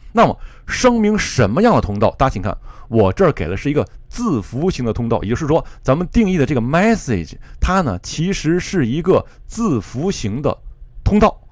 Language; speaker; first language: Chinese; native; Chinese